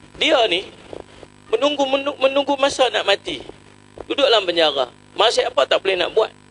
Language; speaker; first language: Malay; native; Malay